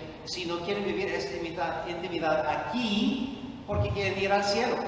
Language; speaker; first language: Spanish; non-native, fluent; English